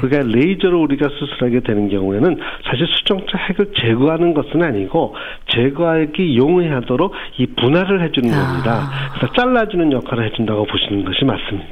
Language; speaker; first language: Korean; native; Korean